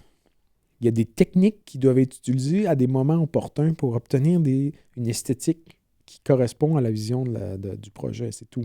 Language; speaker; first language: French; native; French